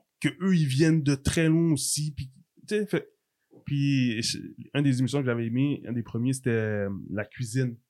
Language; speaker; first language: French; native; French